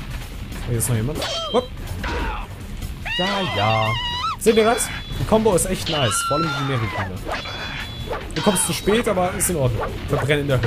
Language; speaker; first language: German; native; German